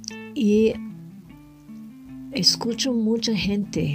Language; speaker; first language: Spanish; non-native, learner; French